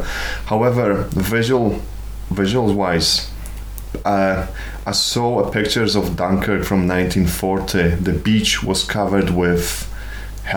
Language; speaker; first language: English; non-native, fluent; Polish